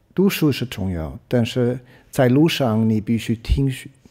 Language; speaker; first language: Chinese; non-native, learner; Portuguese